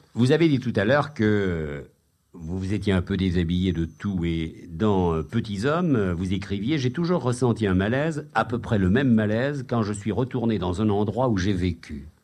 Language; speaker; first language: French; native; French